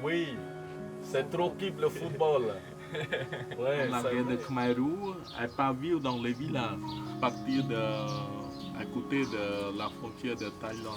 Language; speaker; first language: French; non-native, learner; Khmer